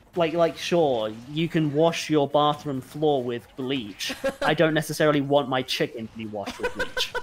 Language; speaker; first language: English; native; English